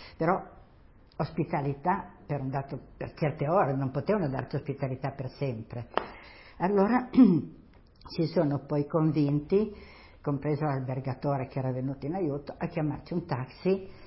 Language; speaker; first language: Italian; native; Italian